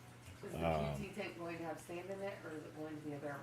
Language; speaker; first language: English; native; English